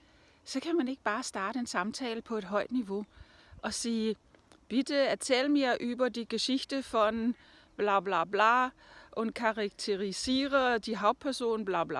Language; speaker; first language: German; non-native, fluent; Danish